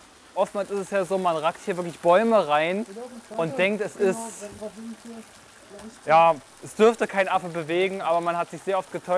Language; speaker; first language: German; native; German